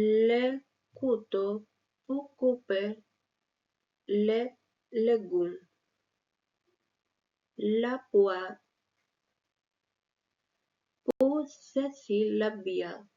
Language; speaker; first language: French; non-native, learner; Spanish